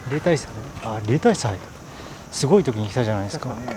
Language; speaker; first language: Japanese; native; Japanese